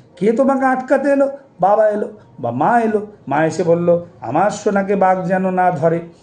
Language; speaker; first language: Bangla; native; Bangla